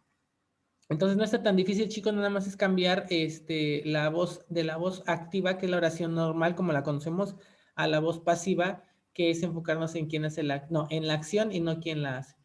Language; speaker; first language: Spanish; native; Spanish